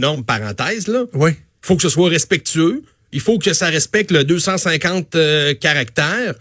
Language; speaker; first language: French; native; French